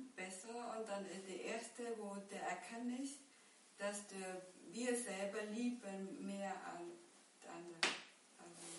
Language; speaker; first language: German; non-native, learner; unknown